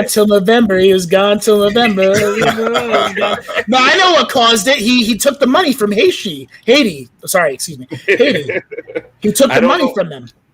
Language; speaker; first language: English; native; English